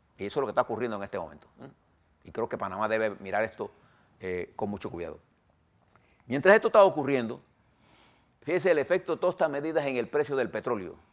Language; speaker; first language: Spanish; native; Spanish